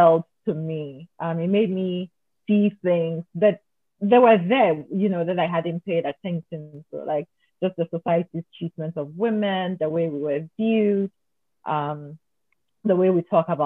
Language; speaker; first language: English; non-native, local second language; Akan